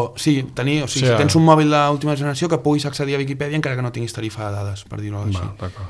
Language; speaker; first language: Catalan; native; Catalan